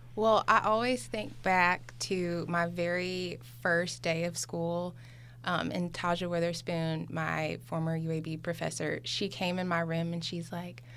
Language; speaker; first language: English; native; English